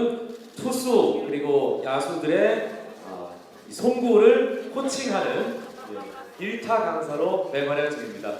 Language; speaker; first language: Korean; native; Korean